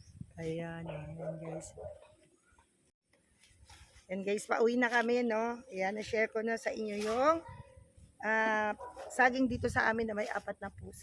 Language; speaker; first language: Filipino; non-native, local second language; Bikol